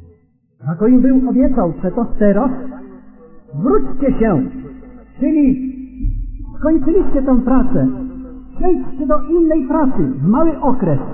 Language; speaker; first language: Polish; native; Polish